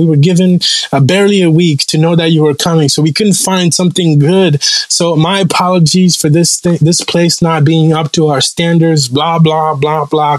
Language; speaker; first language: English; non-native, local second language; Kinyarwanda